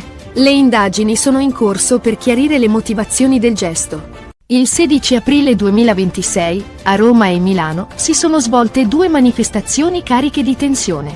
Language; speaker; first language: Italian; native; Italian